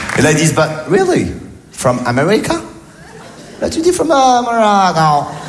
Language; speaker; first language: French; native; French